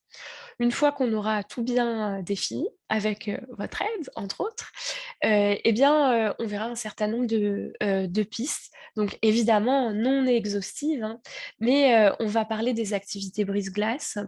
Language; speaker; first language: French; native; French